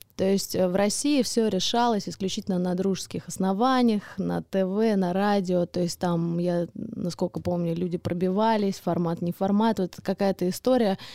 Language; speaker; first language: Russian; early bilingual, heritage; Russian